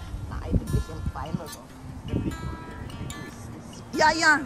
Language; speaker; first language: Norwegian; non-native, learner; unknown